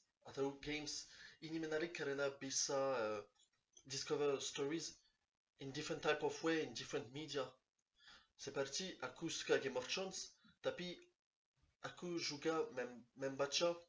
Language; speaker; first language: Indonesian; non-native, learner; French